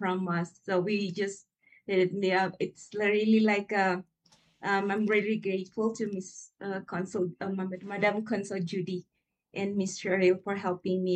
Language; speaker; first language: English; non-native, local second language; Cebuano